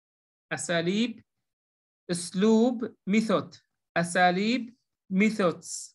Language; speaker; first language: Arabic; non-native, fluent; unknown